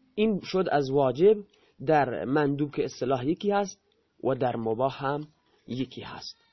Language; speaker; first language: Persian; non-native, local second language; Baluchi